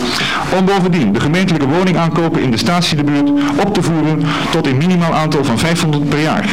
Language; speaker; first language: Dutch; native; Dutch